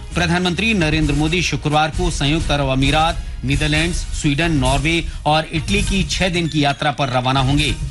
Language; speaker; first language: Hindi; native; Hindi